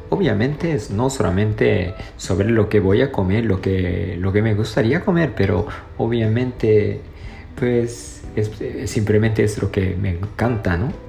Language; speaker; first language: Spanish; non-native, learner; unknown